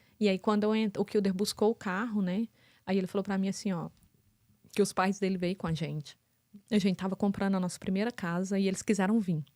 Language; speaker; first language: Portuguese; native; Portuguese